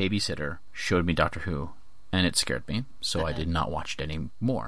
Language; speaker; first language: English; native; English